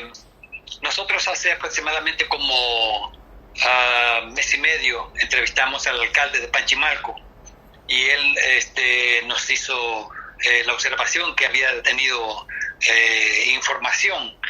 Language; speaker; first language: Spanish; native; Spanish